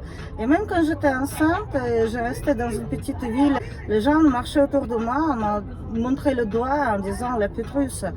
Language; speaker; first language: French; non-native, fluent; Russian